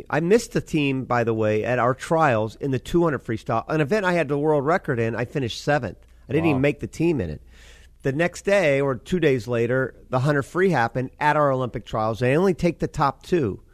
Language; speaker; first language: English; native; English